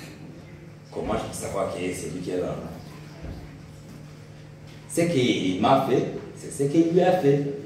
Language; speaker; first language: French; non-native, local second language; Rundi